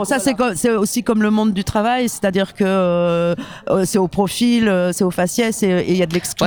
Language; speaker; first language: French; native; French